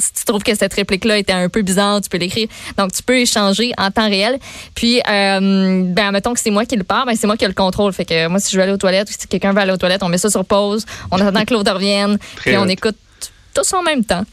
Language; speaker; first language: French; native; French